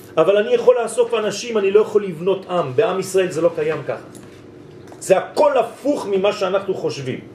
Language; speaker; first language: Hebrew; non-native, fluent; French